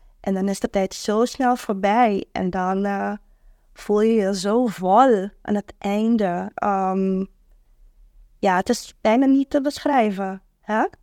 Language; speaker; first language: Dutch; non-native, local second language; Papiamento